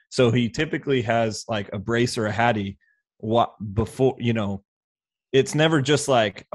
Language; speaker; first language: English; native; English